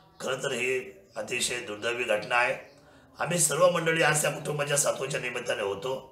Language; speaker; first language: Marathi; native; Marathi